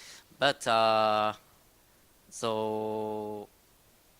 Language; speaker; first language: English; non-native, learner; Indonesian